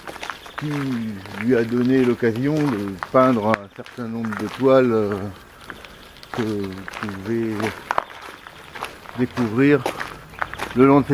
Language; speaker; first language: French; native; French